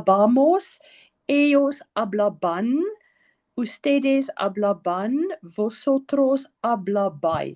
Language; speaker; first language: Spanish; non-native, learner; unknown